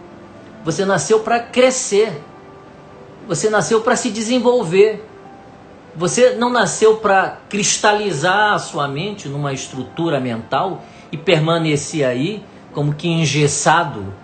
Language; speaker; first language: Portuguese; native; Portuguese